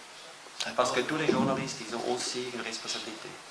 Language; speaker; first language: French; non-native, fluent; German